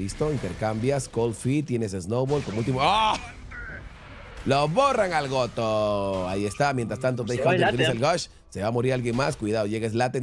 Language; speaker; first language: Spanish; native; Spanish